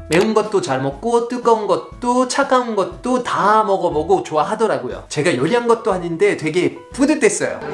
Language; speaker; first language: Korean; non-native, fluent; French